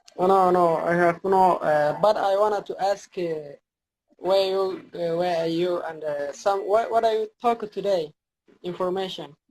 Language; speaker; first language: English; non-native, learner; Somali